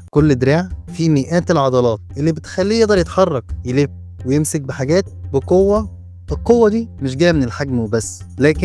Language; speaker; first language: Arabic; native; Arabic